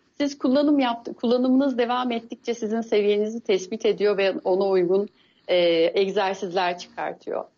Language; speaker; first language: Turkish; native; Turkish